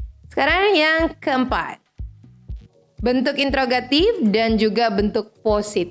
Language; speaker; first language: Indonesian; native; Indonesian